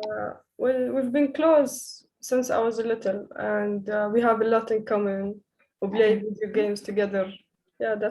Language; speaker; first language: English; non-native, fluent; Arabic